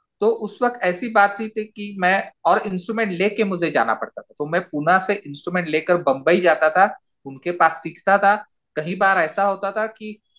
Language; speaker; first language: Hindi; non-native, local second language; Marathi